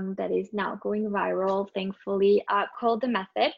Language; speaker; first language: English; native; English